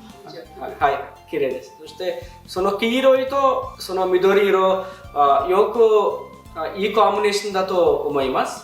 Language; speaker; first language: Japanese; non-native, fluent; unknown